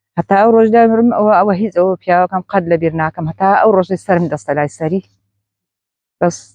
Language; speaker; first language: Central Kurdish; native; Central Kurdish